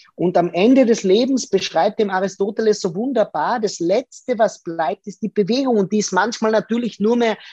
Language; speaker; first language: German; native; German